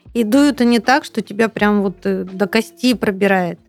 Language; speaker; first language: Russian; native; Russian